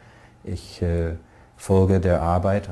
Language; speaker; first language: German; non-native, fluent; English